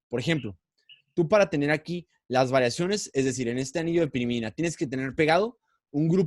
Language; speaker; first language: Spanish; native; Spanish